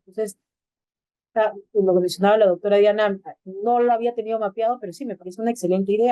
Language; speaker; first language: Spanish; native; Spanish